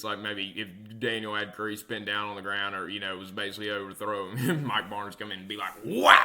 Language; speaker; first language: English; native; English